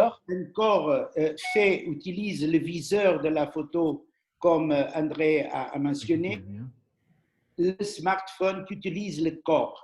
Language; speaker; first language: French; non-native, fluent; Portuguese